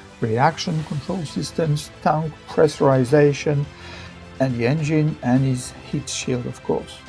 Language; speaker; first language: English; non-native, fluent; French